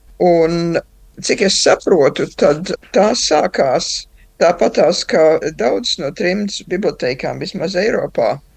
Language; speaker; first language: Latvian; early bilingual, heritage; Latvian